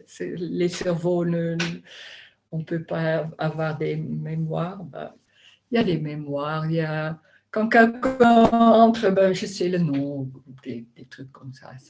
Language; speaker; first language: French; non-native, learner; Dutch